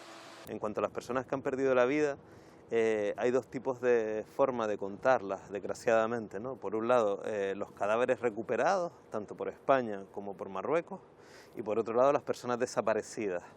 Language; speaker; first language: Spanish; native; Spanish